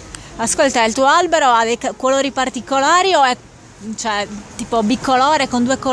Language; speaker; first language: Italian; native; Italian